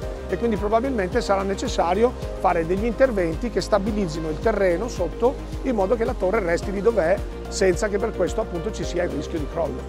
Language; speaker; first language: Italian; native; Italian